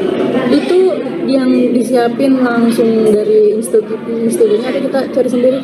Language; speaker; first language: Indonesian; native; Indonesian